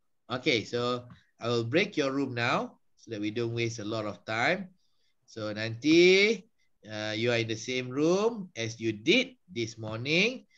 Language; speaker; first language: English; non-native, local second language; Malay